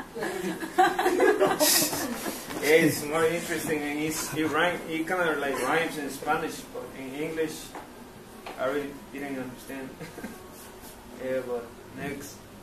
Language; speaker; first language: English; non-native, learner; Spanish